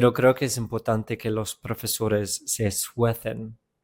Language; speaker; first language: Spanish; non-native, fluent; English